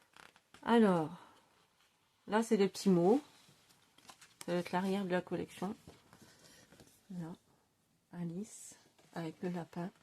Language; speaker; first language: French; native; French